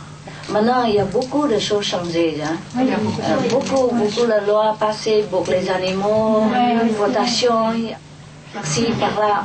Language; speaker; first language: French; non-native, learner; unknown